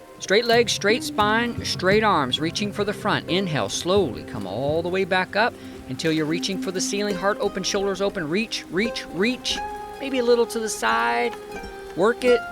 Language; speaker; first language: English; native; English